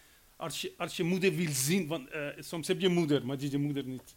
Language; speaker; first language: Dutch; non-native, fluent; Persian